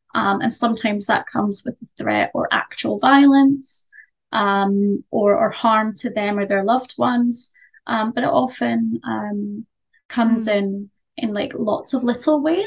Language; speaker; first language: English; native; English